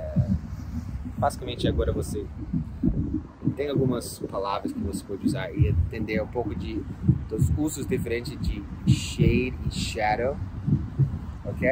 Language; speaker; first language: Portuguese; non-native, fluent; English